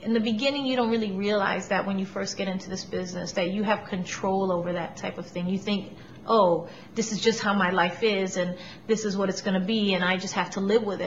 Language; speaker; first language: English; early bilingual, other home language; Spanish